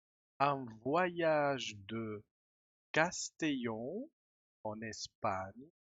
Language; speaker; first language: French; non-native, fluent; Spanish